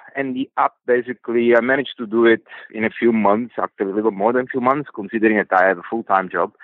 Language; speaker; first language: English; non-native, fluent; Italian